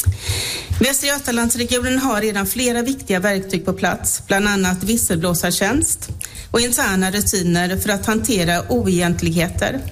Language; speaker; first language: Swedish; native; Swedish